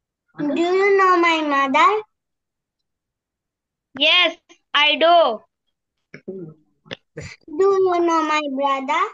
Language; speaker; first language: English; non-native, learner; Bangla